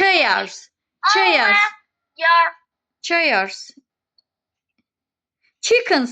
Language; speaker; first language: English; non-native, learner; Azerbaijani